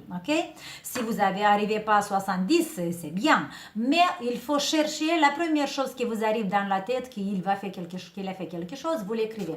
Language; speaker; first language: French; non-native, fluent; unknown